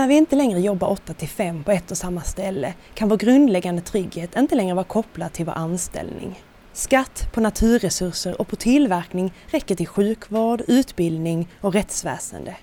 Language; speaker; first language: Swedish; native; Swedish